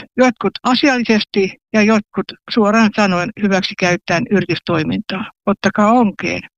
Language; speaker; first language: Finnish; native; Finnish